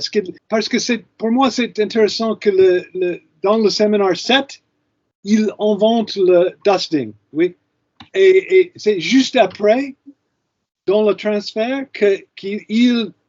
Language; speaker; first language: French; non-native, fluent; English